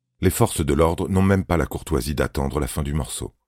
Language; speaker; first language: French; native; French